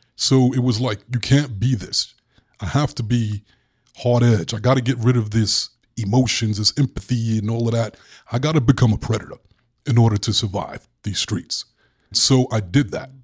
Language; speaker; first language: English; native; English